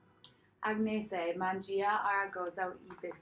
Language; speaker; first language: Italian; non-native, learner; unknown